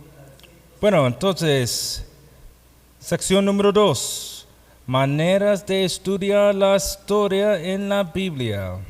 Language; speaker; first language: Spanish; non-native, fluent; English